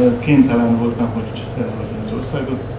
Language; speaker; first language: Hungarian; non-native, learner; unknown